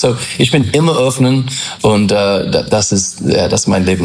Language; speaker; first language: German; non-native, learner; English